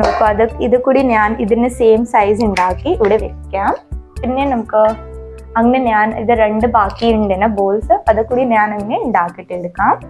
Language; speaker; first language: Malayalam; non-native, local second language; Hindi